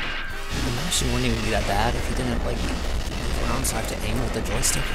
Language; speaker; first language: English; native; English